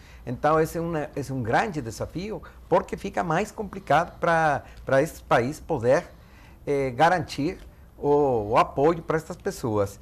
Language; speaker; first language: Portuguese; non-native, fluent; Spanish